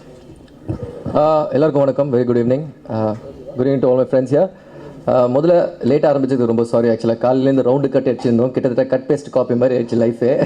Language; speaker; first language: Tamil; native; Tamil